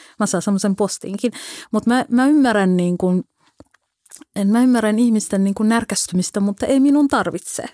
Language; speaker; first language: Finnish; early bilingual, other home language; Somali